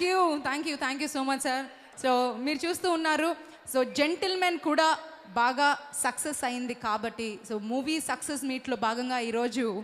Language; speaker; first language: Telugu; native; Telugu